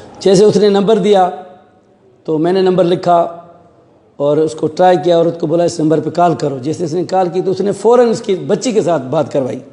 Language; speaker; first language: Urdu; non-native, local second language; Sindhi